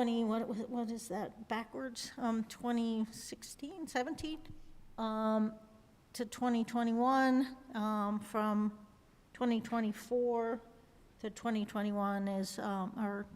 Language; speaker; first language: English; native; English